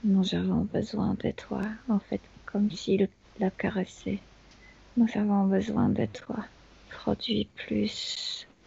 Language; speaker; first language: French; non-native, fluent; Spanish